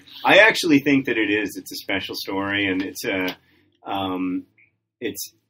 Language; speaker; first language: English; native; English